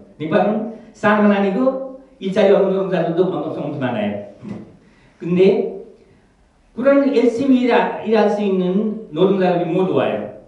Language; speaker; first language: Korean; non-native, fluent; Nepali